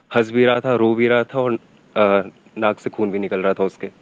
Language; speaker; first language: Hindi; native; Hindi